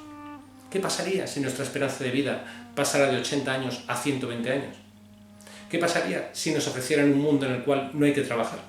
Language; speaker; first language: Spanish; native; Spanish